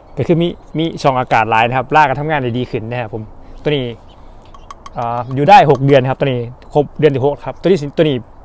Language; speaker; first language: Thai; non-native, local second language; Lao